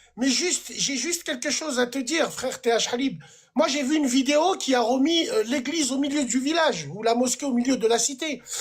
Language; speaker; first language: French; early bilingual, other home language; Arabic